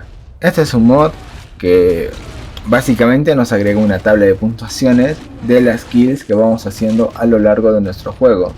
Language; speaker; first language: Spanish; native; Spanish